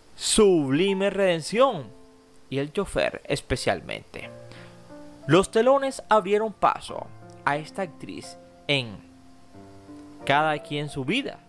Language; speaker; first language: Spanish; native; Spanish